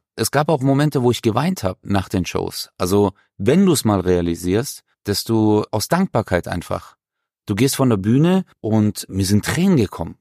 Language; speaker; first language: German; early bilingual, other home language; Turkish